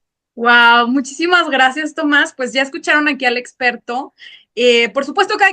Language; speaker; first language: Spanish; native; Spanish